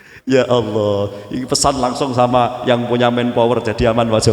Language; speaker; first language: Indonesian; non-native, local second language; Javanese